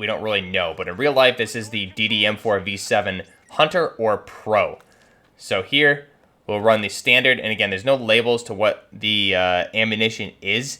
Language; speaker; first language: English; native; English